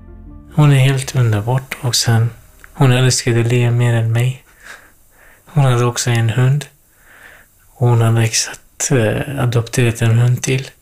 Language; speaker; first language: Swedish; non-native, learner; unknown